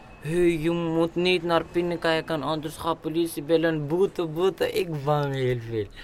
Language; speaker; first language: Dutch; non-native, learner; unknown